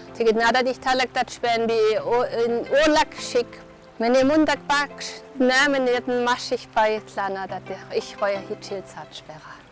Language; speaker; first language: Mongolian; non-native, learner; German